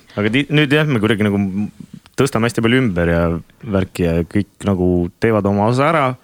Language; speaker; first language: Estonian; non-native, local second language; Russian